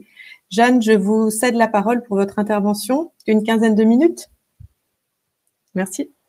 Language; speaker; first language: French; native; French